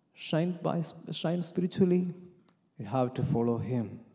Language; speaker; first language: English; non-native, local second language; Malayalam